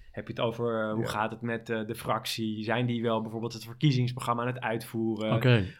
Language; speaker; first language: Dutch; native; Dutch